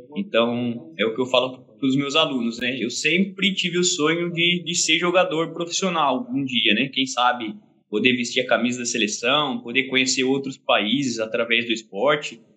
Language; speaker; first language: Portuguese; native; Portuguese